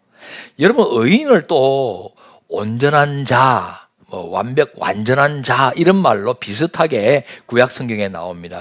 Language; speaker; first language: Korean; native; Korean